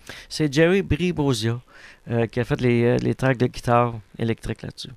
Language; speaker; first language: French; native; French